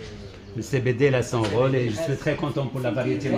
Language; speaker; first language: French; non-native, local second language; Arabic